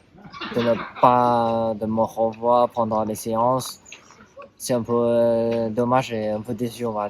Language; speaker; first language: French; non-native, learner; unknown